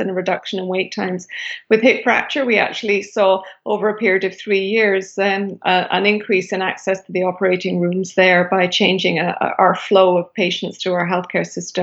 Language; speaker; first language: English; native; English